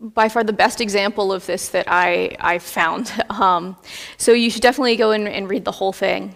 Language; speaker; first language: English; native; English